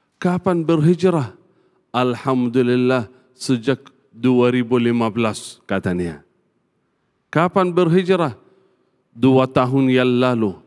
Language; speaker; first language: Malay; non-native, fluent; Arabic